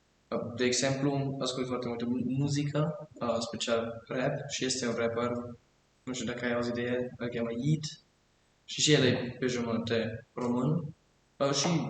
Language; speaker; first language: Romanian; early bilingual, heritage; German